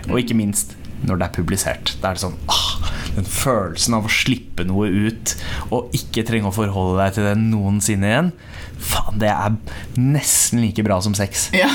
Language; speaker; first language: Norwegian; early bilingual, other home language; Punjabi